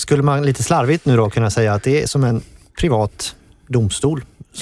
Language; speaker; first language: Swedish; native; Swedish